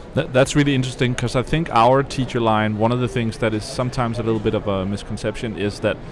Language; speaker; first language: English; non-native, fluent; Danish